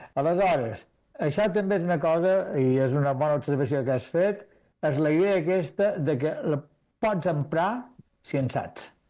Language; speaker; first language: Catalan; native; Catalan